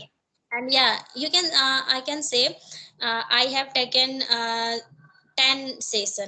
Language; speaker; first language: English; non-native, learner; Hindi